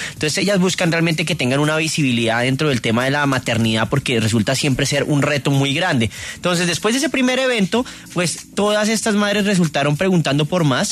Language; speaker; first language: Spanish; native; Spanish